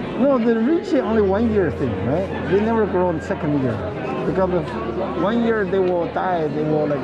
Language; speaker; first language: English; non-native, fluent; Chinese